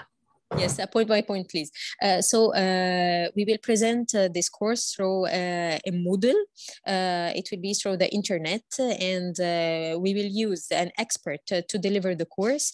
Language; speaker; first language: English; non-native, fluent; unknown